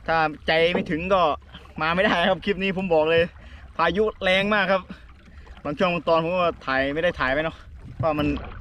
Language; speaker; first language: Thai; native; Thai